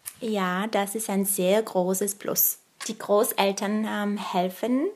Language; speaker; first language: German; early bilingual, other home language; Bulgarian